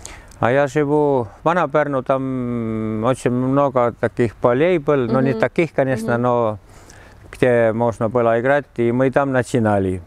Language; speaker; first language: Russian; non-native, learner; Estonian